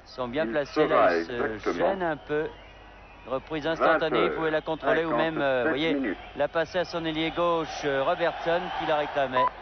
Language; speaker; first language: French; native; French